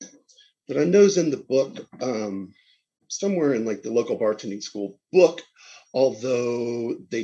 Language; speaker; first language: English; native; English